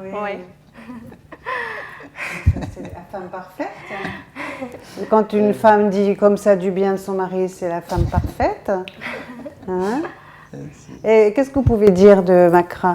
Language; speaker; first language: French; native; French